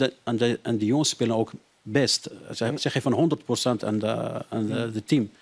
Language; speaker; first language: Dutch; non-native, learner; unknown